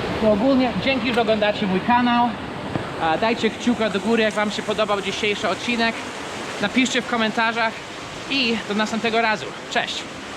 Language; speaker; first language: Polish; non-native, fluent; English